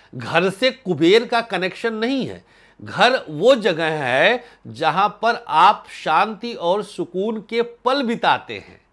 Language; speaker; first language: Hindi; native; Hindi